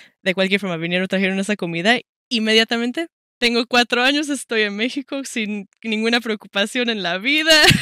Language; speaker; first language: Spanish; native; Spanish